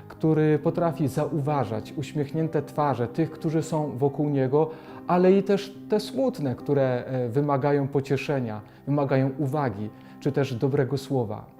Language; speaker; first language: Polish; native; Polish